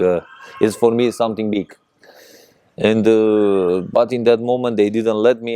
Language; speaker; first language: English; non-native, learner; Persian